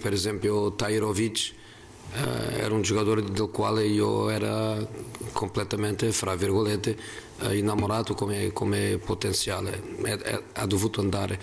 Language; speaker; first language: Italian; non-native, fluent; Portuguese